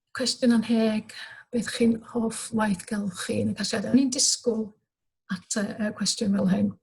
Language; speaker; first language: Welsh; native; Welsh